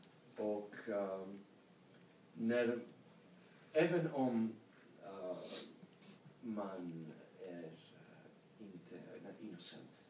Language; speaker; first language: Swedish; non-native, learner; English